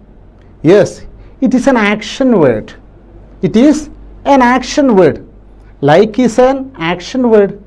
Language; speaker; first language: English; non-native, local second language; Malayalam